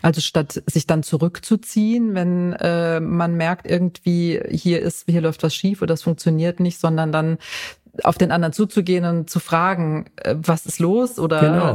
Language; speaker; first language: German; native; German